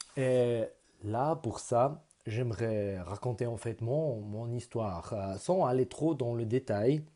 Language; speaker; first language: French; non-native, local second language; German